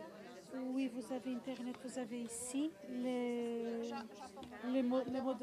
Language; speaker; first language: French; non-native, fluent; Portuguese